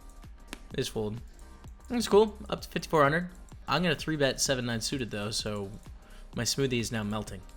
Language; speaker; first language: English; native; English